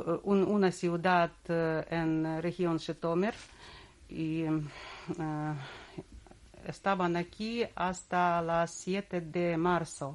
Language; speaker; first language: Spanish; non-native, learner; Russian